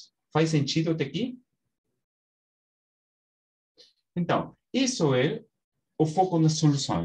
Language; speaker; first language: Portuguese; non-native, fluent; Spanish